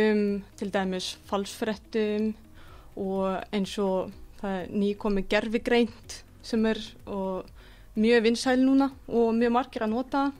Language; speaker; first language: Icelandic; non-native, fluent; Russian